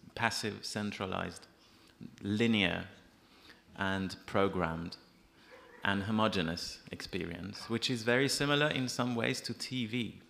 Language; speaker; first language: English; non-native, fluent; Persian